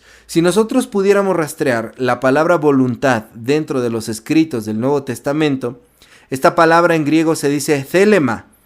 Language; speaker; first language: Spanish; native; Spanish